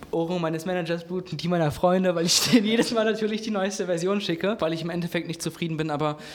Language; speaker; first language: German; native; German